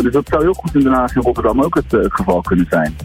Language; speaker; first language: Dutch; native; Dutch